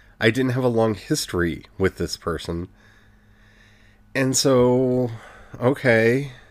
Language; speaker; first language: English; native; English